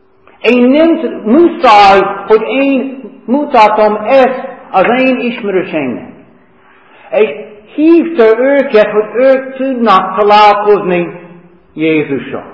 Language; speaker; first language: Hungarian; non-native, fluent; English